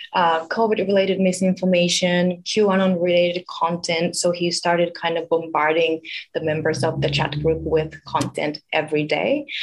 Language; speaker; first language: English; non-native, fluent; Japanese